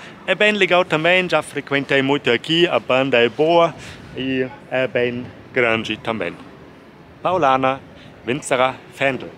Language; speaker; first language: Portuguese; non-native, fluent; German